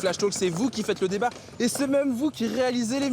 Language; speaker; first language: French; native; French